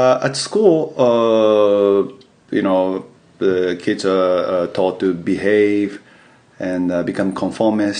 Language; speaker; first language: English; non-native, fluent; Japanese